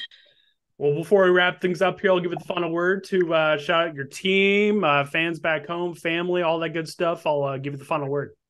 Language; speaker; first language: English; native; English